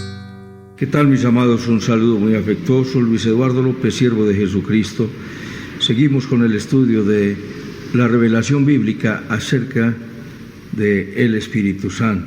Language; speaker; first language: Spanish; native; Spanish